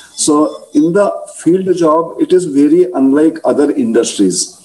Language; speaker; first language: English; non-native, local second language; Marathi